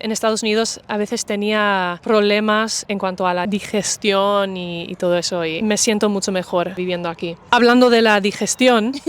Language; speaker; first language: Spanish; non-native, fluent; English